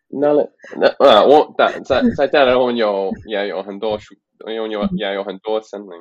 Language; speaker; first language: Chinese; non-native, learner; English